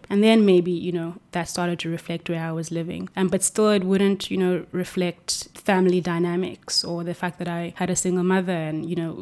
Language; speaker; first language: English; non-native, local second language; Xhosa